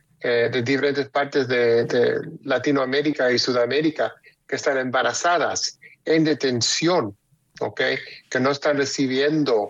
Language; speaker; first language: Spanish; early bilingual, heritage; Spanish